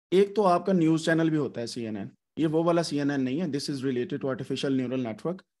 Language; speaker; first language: Urdu; non-native, local second language; Punjabi